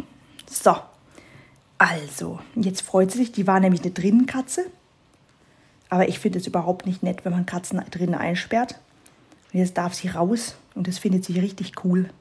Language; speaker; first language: German; native; German